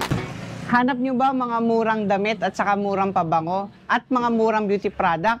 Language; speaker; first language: Filipino; native; Filipino